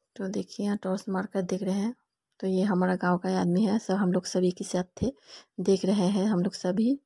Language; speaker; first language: Hindi; non-native, local second language; Bangla